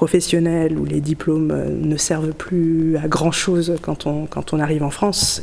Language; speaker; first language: French; native; French